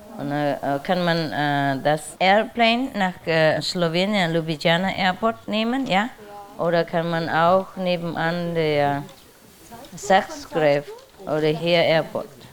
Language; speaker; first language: German; non-native, learner; Vietnamese